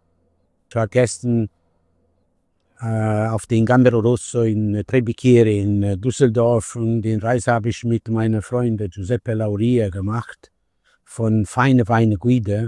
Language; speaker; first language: German; non-native, fluent; Italian